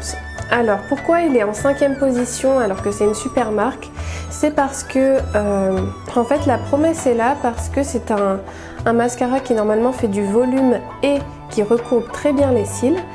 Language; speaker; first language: French; native; French